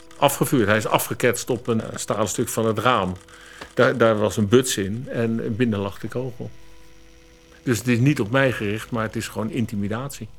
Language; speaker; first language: Dutch; native; Dutch